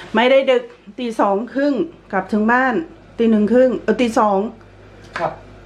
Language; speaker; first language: Thai; native; Thai